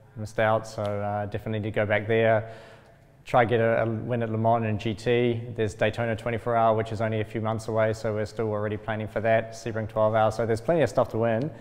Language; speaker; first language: English; native; English